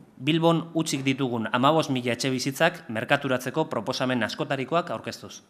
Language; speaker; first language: Basque; non-native, local second language; Spanish